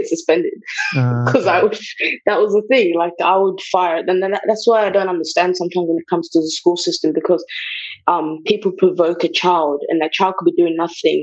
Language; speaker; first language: English; early bilingual, other home language; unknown